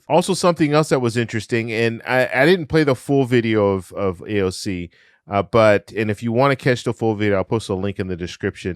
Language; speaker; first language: English; native; English